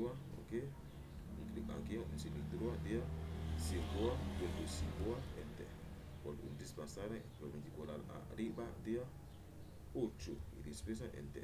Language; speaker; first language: Spanish; non-native, learner; Haitian Creole